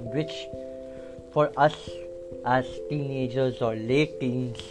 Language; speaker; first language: English; non-native, local second language; Bangla